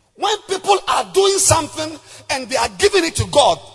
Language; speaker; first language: English; non-native, local second language; Akan